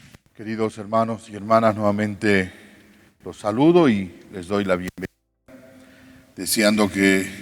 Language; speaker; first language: Spanish; native; Spanish